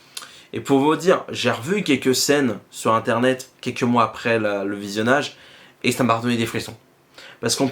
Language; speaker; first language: French; native; French